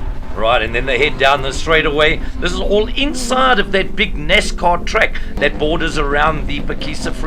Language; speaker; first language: English; native; English